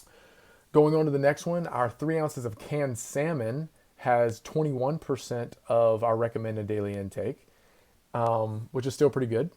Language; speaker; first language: English; native; English